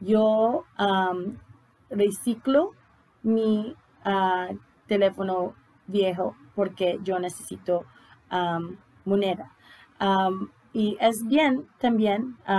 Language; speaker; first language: Spanish; non-native, learner; English